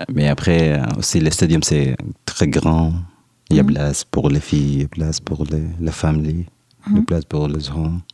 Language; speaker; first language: French; non-native, learner; Arabic